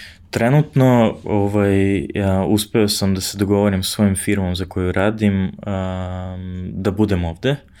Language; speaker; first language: Serbian; non-native, fluent; English